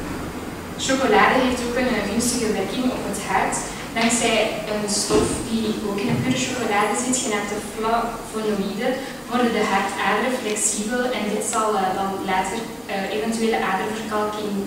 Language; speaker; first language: Dutch; native; Dutch